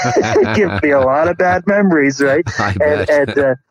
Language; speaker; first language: English; native; English